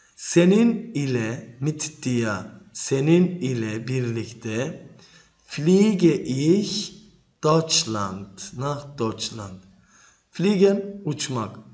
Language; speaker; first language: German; non-native, fluent; Turkish